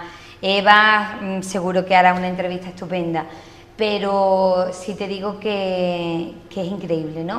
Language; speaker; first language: Spanish; native; Spanish